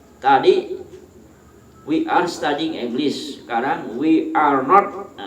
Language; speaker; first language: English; non-native, fluent; Indonesian